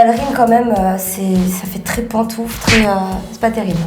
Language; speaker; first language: French; native; French